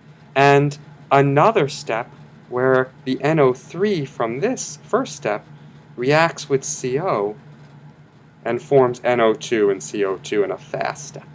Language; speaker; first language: English; native; English